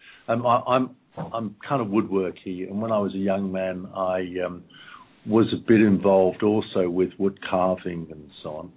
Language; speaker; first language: English; native; English